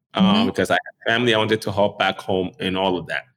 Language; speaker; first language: English; non-native, local second language; Akan